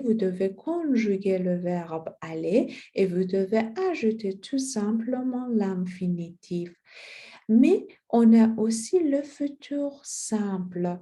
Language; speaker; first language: French; non-native, fluent; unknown